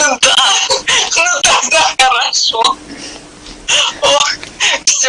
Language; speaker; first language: Russian; native; Russian